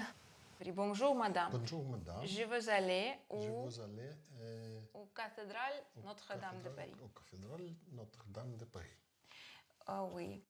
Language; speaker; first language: French; non-native, learner; Russian